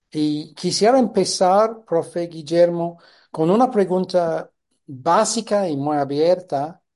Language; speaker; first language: Spanish; non-native, fluent; English